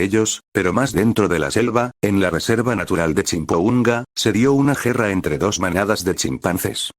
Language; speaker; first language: Spanish; native; Spanish